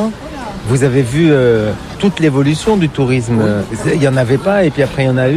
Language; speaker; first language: French; native; French